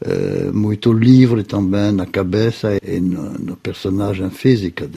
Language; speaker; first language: Portuguese; non-native, fluent; French